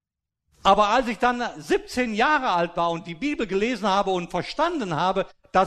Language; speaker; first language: German; native; German